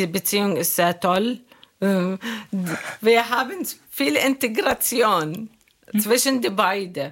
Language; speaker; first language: German; non-native, learner; Arabic